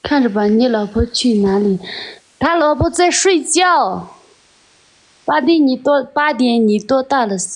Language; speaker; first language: Chinese; non-native, local second language; Tibetan